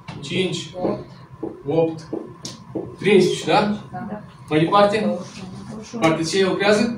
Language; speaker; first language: Romanian; non-native, local second language; Russian